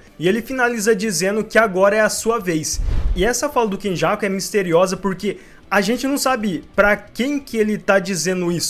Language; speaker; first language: Portuguese; native; Portuguese